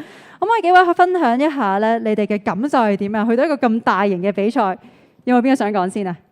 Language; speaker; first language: Cantonese; native; Cantonese